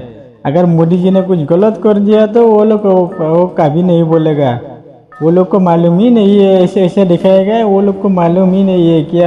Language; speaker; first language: Hindi; non-native, local second language; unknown